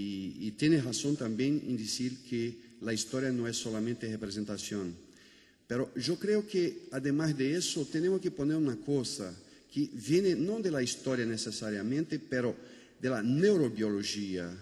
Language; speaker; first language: Spanish; non-native, fluent; Portuguese